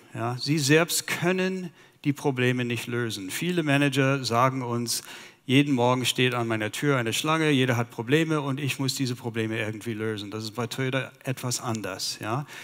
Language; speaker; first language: German; non-native, fluent; English